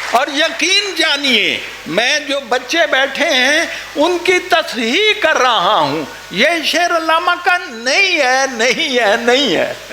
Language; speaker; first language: Urdu; non-native, local second language; Punjabi